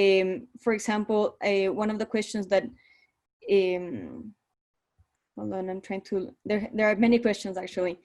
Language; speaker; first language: English; non-native, fluent; Spanish